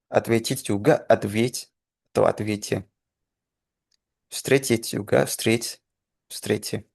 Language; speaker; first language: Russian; non-native, learner; Indonesian